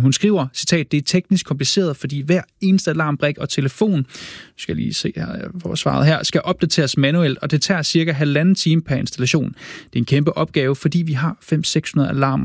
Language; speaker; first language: Danish; native; Danish